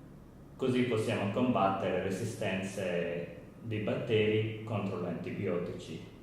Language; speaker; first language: Italian; non-native, learner; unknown